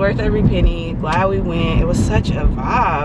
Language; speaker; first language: English; native; English